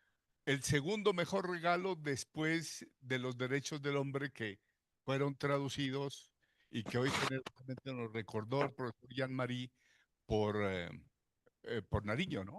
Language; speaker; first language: Spanish; native; Spanish